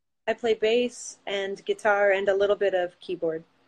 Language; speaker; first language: English; native; English